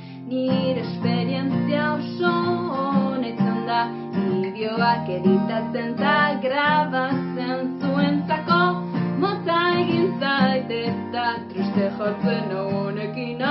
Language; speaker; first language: Basque; non-native, local second language; Spanish